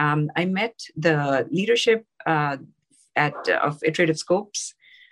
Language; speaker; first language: English; non-native, local second language; Urdu